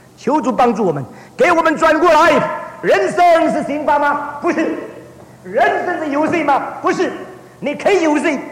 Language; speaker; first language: Chinese; early bilingual, heritage; Chinese